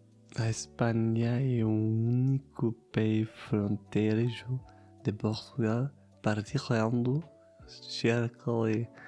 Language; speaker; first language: Portuguese; non-native, learner; German